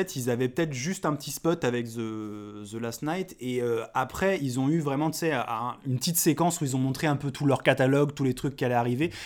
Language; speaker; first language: French; native; French